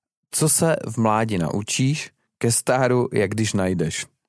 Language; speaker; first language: Czech; native; Czech